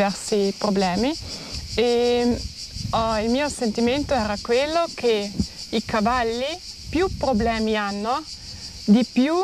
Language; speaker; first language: Italian; non-native, local second language; German